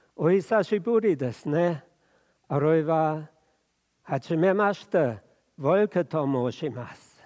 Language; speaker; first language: Japanese; non-native, fluent; German